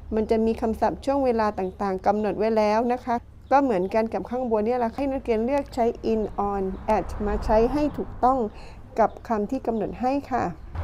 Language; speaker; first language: Thai; non-native, local second language; Pattani Malay